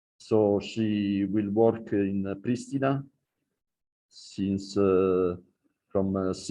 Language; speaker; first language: English; non-native, learner; Italian